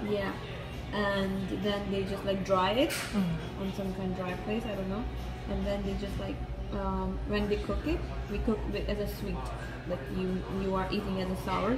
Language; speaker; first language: English; early bilingual, other home language; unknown